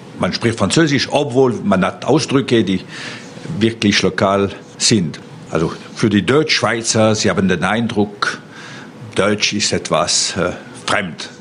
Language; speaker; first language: German; non-native, local second language; French